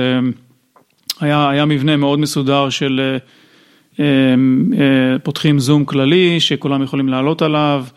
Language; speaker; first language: Hebrew; native; Hebrew